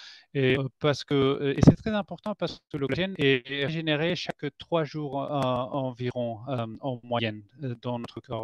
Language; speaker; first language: French; non-native, fluent; Spanish